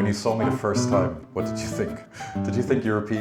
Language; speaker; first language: English; non-native, fluent; German